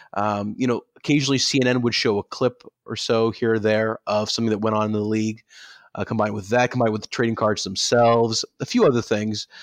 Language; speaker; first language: English; native; English